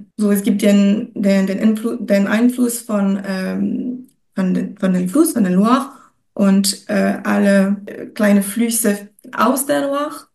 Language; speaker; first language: German; non-native, fluent; French